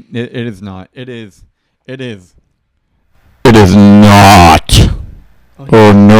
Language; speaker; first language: English; native; English